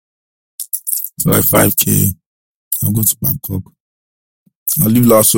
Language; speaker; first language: English; non-native, local second language; Yoruba